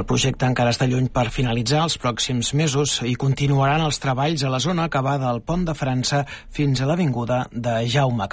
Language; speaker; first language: Catalan; native; Catalan